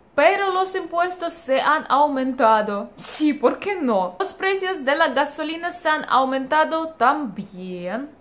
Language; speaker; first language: Spanish; non-native, fluent; Russian